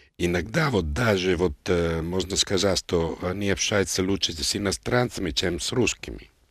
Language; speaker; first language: Russian; non-native, fluent; Italian